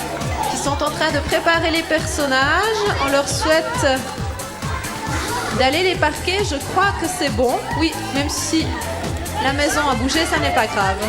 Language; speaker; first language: French; native; French